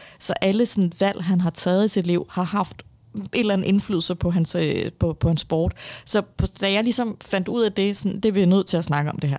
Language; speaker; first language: Danish; early bilingual, other home language; Persian